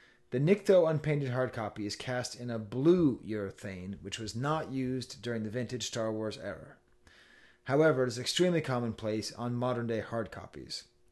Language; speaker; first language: English; native; English